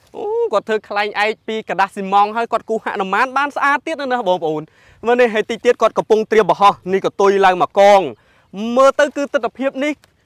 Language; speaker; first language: Khmer; native; Khmer